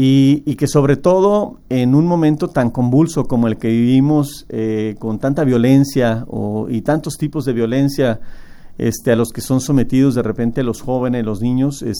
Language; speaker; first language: Spanish; native; Spanish